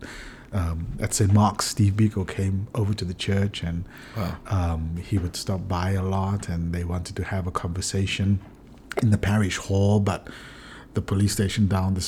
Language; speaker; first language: English; native; English